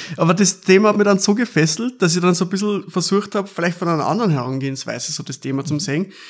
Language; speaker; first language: German; native; German